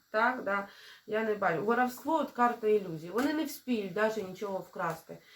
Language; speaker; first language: Ukrainian; non-native, local second language; Russian